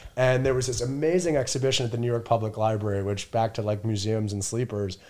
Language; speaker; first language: English; native; English